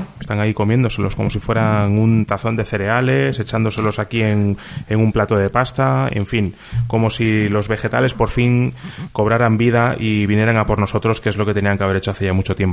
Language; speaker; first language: Spanish; native; Spanish